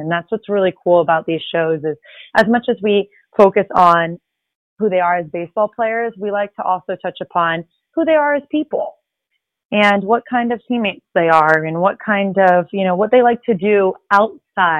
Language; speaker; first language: English; early bilingual, other home language; Spanish